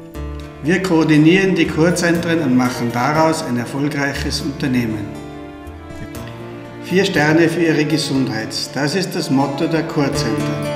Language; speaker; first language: German; native; German